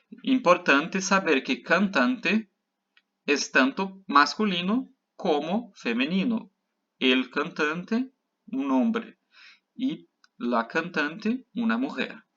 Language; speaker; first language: Spanish; non-native, fluent; Portuguese